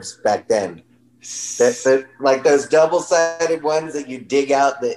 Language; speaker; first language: English; native; English